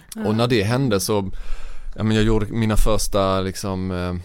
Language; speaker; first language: Swedish; native; Swedish